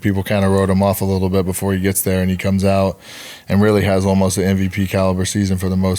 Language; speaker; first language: English; native; English